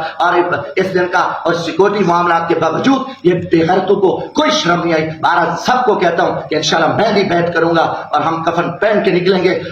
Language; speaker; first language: Urdu; non-native, local second language; Saraiki